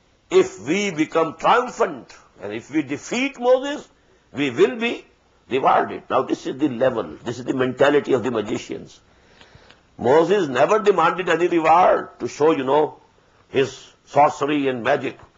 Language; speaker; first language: English; non-native, local second language; Urdu